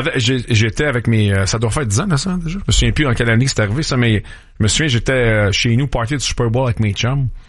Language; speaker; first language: French; native; French